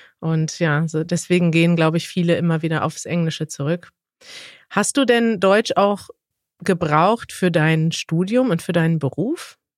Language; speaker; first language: German; native; German